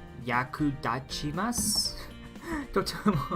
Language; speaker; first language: Japanese; non-native, learner; English